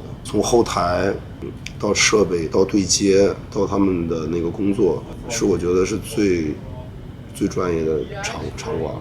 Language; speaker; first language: Chinese; native; Chinese